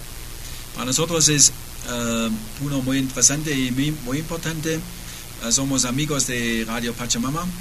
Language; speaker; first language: Spanish; non-native, learner; German